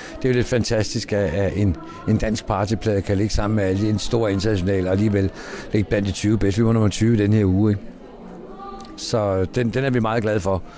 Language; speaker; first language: Danish; native; Danish